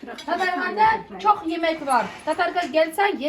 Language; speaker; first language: Turkish; non-native, learner; Russian